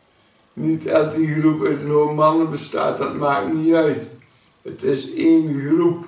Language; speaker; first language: Dutch; native; Dutch